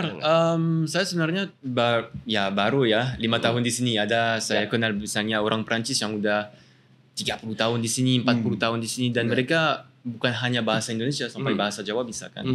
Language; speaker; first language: Indonesian; non-native, fluent; French